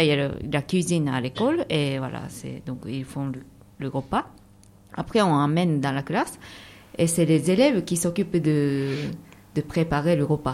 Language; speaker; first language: French; non-native, fluent; Japanese